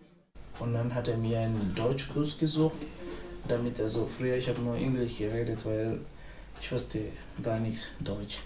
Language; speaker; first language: German; non-native, learner; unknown